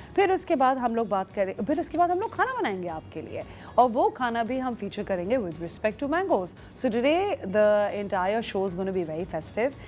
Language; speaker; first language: Urdu; native; Urdu